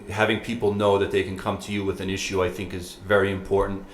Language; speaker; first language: English; native; English